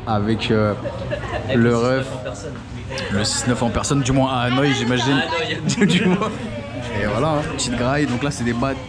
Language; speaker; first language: French; native; French